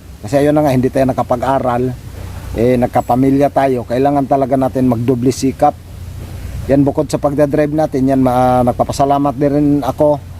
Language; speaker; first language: Filipino; non-native, local second language; Cebuano